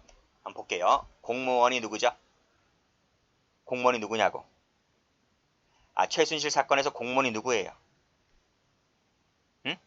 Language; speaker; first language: Korean; native; Korean